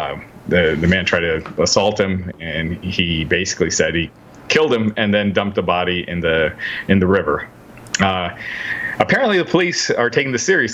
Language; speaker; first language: English; native; English